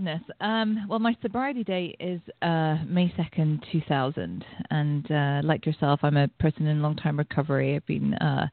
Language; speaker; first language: English; native; English